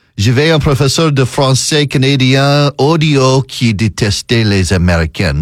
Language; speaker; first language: French; non-native, learner; English